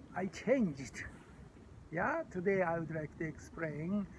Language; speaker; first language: English; non-native, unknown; Japanese